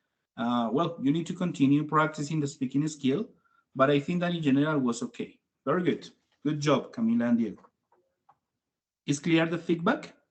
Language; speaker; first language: English; non-native, fluent; Spanish